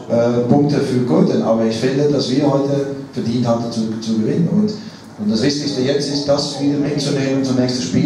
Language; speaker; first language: German; non-native, fluent; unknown